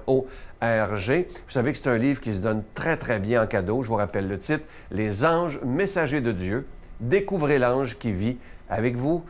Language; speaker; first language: French; native; French